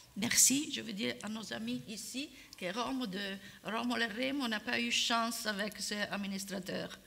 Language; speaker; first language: French; non-native, learner; Italian